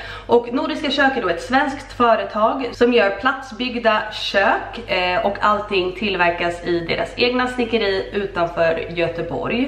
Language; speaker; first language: Swedish; native; Swedish